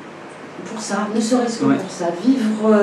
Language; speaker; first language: French; native; French